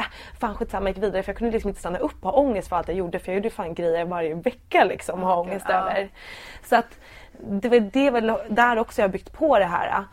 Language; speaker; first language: Swedish; native; Swedish